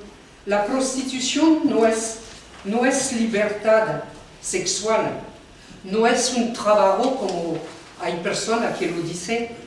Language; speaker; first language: Spanish; non-native, fluent; French